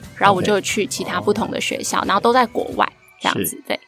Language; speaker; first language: Chinese; native; Chinese